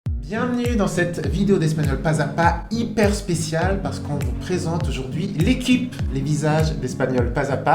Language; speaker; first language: French; native; French